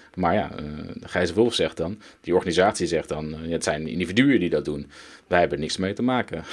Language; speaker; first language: Dutch; early bilingual, other home language; Turkish